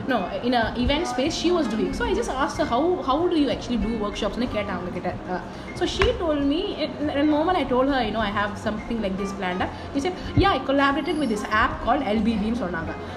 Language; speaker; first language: English; non-native, local second language; Tamil